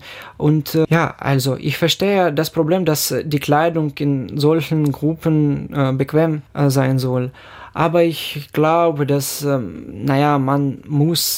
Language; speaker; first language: German; non-native, fluent; Ukrainian